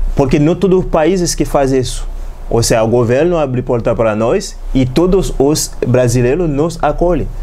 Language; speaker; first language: Portuguese; non-native, learner; Haitian Creole